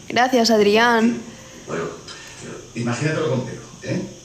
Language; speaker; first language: Spanish; native; Spanish